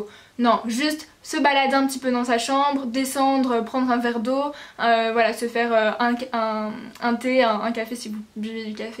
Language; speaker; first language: French; native; French